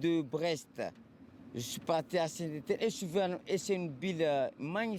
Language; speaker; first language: French; non-native, local second language; Comorian